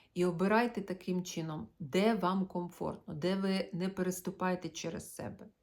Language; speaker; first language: Ukrainian; non-native, local second language; Russian